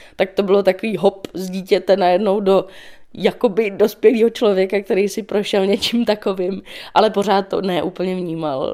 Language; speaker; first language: Czech; native; Czech